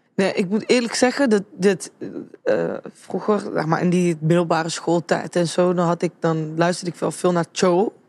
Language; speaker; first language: Dutch; early bilingual, other home language; Riffian